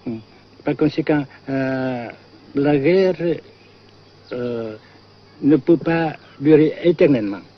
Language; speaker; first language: French; non-native, local second language; Vietnamese